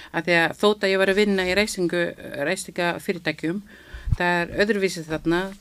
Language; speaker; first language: Icelandic; non-native, fluent; Filipino